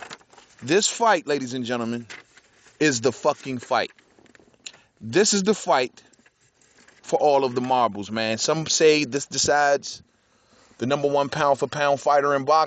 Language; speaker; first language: English; native; English